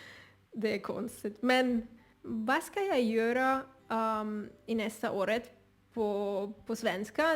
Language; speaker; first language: Swedish; non-native, learner; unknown